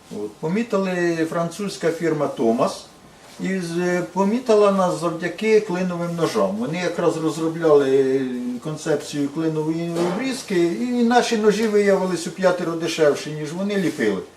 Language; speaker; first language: Ukrainian; native; Ukrainian